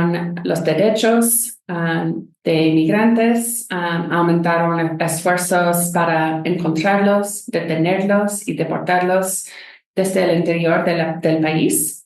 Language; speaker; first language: Spanish; non-native, fluent; English